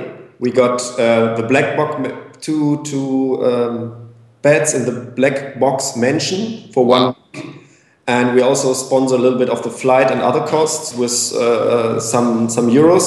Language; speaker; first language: English; non-native, fluent; German